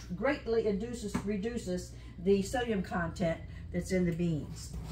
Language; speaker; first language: English; native; English